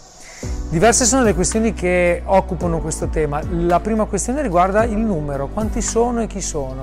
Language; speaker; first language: Italian; native; Italian